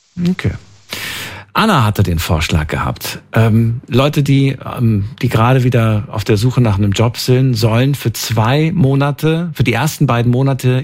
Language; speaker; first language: German; native; German